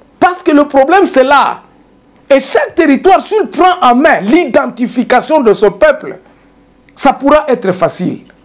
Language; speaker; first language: French; non-native, local second language; Swahili